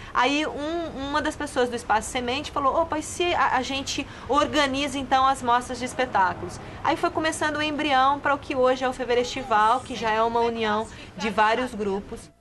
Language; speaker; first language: Portuguese; native; Portuguese